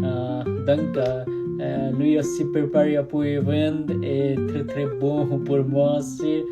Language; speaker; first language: French; non-native, learner; Nepali